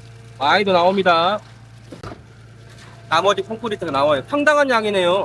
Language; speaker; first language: Korean; native; Korean